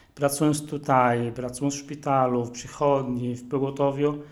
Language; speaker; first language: Polish; non-native, fluent; Arabic